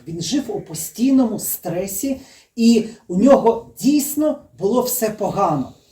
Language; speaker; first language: Ukrainian; native; Ukrainian